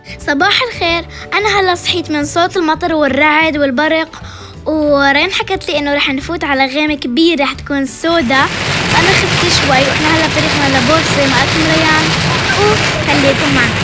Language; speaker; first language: Arabic; native; Arabic